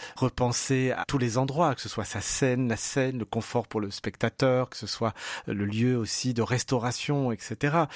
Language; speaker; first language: French; native; French